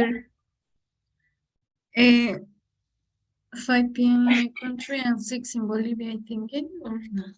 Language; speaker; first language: English; non-native, learner; Spanish